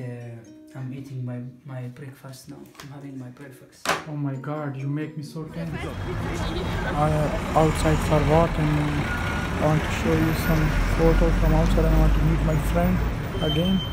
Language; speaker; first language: English; non-native, learner; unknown